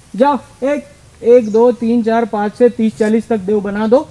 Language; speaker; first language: Hindi; non-native, local second language; Marathi